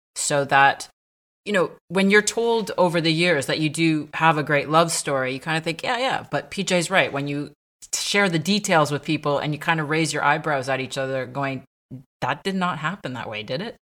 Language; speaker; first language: English; native; English